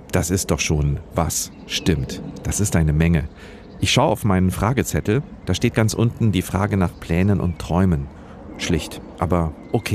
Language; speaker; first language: German; native; German